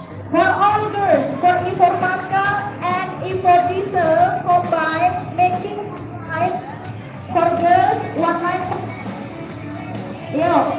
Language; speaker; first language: English; non-native, learner; Indonesian